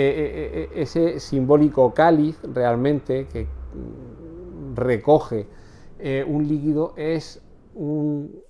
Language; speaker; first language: Spanish; native; Spanish